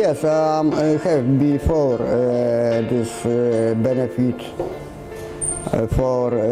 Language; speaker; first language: English; non-native, learner; Polish